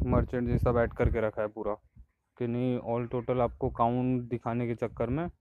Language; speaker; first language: Hindi; native; Hindi